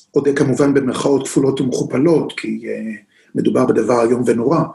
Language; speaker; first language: Hebrew; native; Hebrew